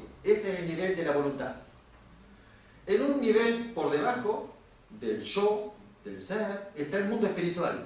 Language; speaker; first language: Spanish; native; Spanish